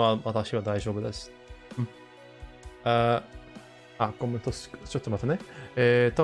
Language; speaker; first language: Japanese; non-native, learner; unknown